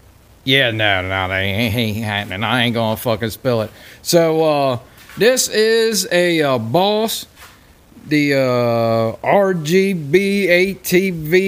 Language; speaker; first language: English; native; English